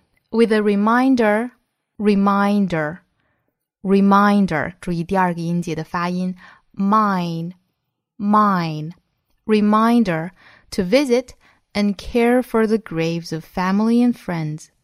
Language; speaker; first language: English; non-native, fluent; Chinese